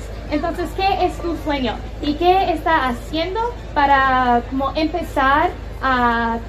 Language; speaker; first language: Spanish; non-native, learner; English